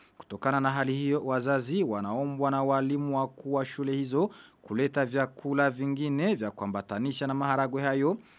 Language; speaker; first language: Swahili; non-native, local second language; Rundi